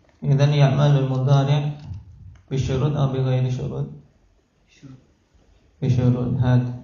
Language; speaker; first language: Arabic; non-native, fluent; Indonesian